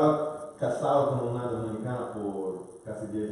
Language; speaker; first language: Spanish; non-native, fluent; English